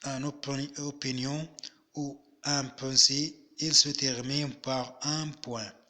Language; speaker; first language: French; non-native, local second language; Arabic